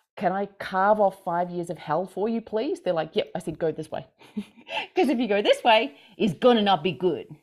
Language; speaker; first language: English; native; English